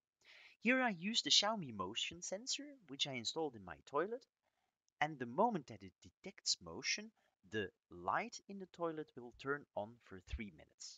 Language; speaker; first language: English; non-native, fluent; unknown